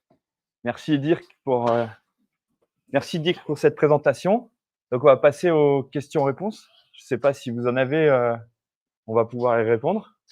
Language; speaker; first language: French; native; French